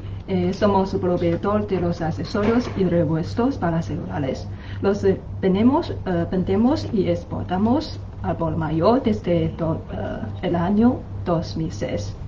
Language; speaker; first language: Spanish; non-native, learner; Chinese